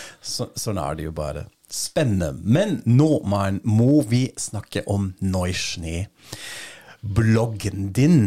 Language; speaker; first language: Norwegian; non-native, fluent; German